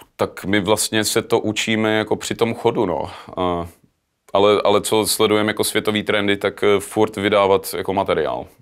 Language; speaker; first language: Czech; early bilingual, heritage; Czech